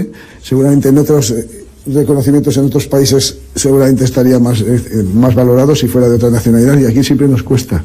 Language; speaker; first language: Spanish; native; Spanish